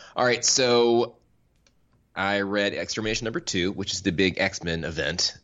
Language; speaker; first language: English; native; English